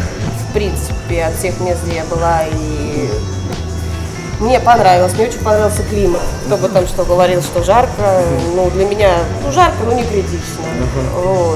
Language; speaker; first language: Russian; native; Russian